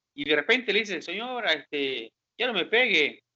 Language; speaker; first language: Spanish; native; Spanish